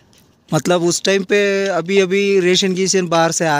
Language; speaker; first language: Hindi; non-native, local second language; Kannada